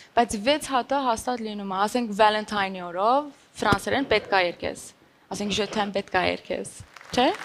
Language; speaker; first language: Armenian; early bilingual, heritage; Armenian